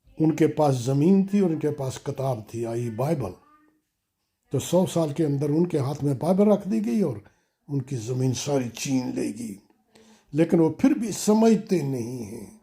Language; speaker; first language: Urdu; native; Urdu